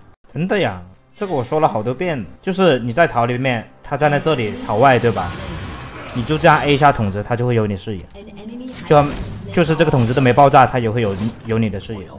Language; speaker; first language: Chinese; native; Chinese